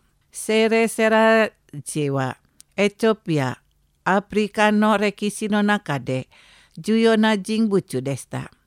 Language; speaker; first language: Japanese; non-native, fluent; Indonesian